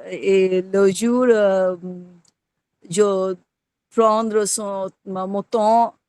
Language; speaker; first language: French; non-native, learner; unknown